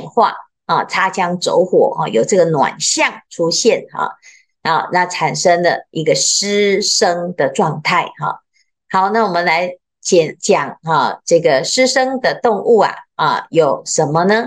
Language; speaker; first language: Chinese; native; Chinese